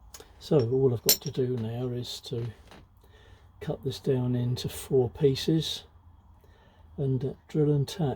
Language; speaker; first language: English; native; English